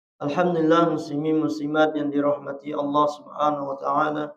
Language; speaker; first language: Malay; non-native, fluent; Western Cham